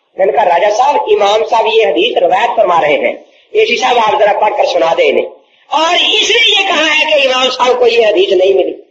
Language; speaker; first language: Urdu; native; Urdu